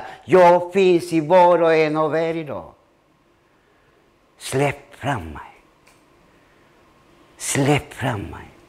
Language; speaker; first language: Swedish; non-native, fluent; Spanish